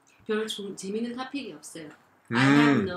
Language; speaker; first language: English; non-native, learner; Korean